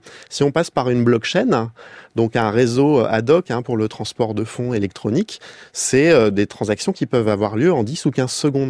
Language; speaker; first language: French; native; French